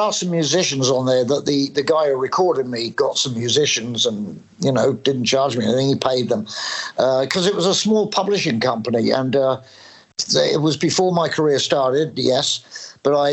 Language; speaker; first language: English; native; English